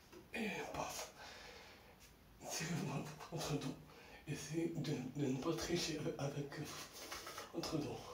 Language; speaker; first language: French; non-native, fluent; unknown